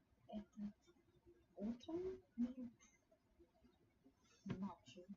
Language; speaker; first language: Russian; non-native, learner; English